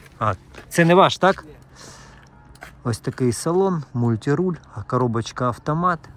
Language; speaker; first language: Ukrainian; native; Ukrainian